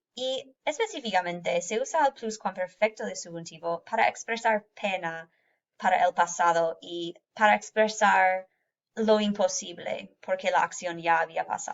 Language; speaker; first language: Spanish; non-native, fluent; English